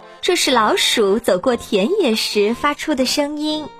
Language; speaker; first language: Chinese; native; Chinese